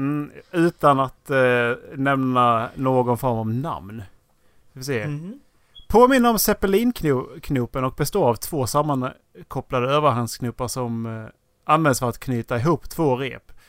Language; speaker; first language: Swedish; native; Swedish